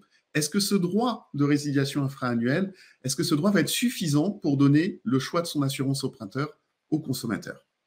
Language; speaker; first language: French; native; French